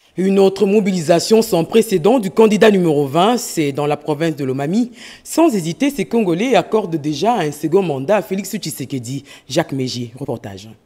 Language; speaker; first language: French; non-native, local second language; Lingala